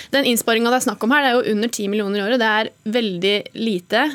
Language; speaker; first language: Norwegian; native; Norwegian